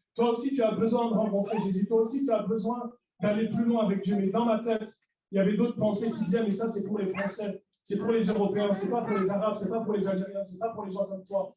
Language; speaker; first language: French; early bilingual, other home language; Arabic